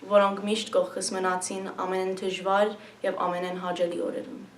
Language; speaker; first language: Armenian; early bilingual, other home language; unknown